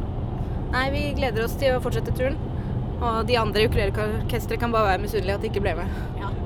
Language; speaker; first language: Norwegian; native; Norwegian